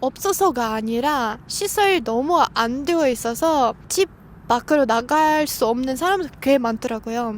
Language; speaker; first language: Korean; non-native, fluent; Russian